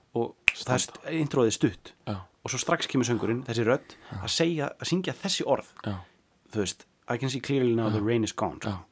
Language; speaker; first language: Icelandic; native; Icelandic